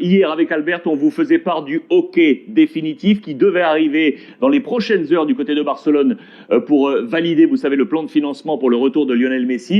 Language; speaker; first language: French; native; French